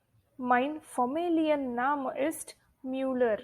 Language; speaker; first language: German; non-native, fluent; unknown